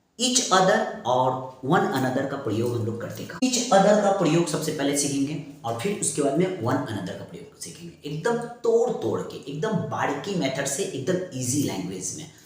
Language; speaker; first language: Hindi; native; Hindi